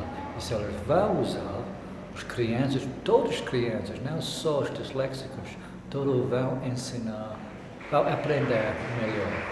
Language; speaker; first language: Portuguese; non-native, learner; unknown